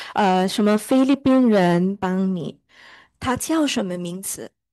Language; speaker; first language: Chinese; early bilingual, heritage; Chinese